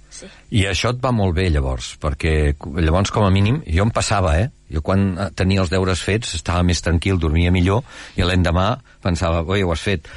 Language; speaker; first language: Catalan; native; Catalan